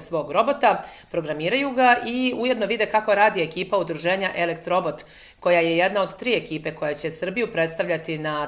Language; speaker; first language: Bosnian; native; Bosnian